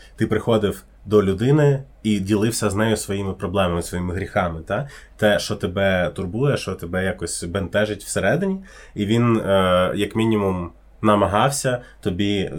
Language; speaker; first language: Ukrainian; native; Ukrainian